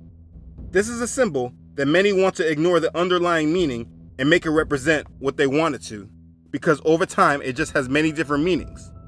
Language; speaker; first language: English; native; English